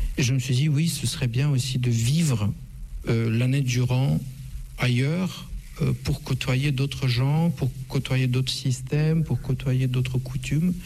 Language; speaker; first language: French; non-native, fluent; Russian